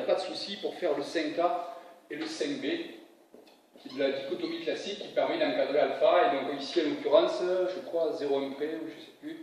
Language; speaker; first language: French; native; French